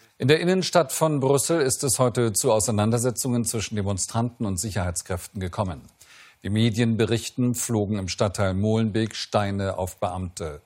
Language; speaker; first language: German; native; German